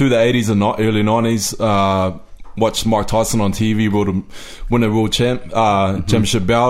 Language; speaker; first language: English; native; English